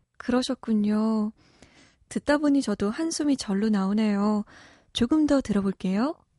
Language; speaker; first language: Korean; native; Korean